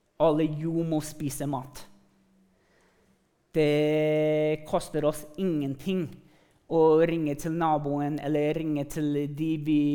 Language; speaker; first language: Norwegian; early bilingual, other home language; English